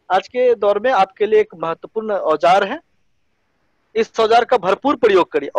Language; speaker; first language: Hindi; native; Hindi